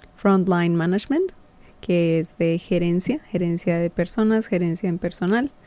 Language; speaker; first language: Spanish; native; Spanish